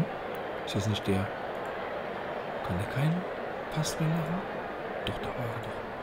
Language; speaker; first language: German; native; German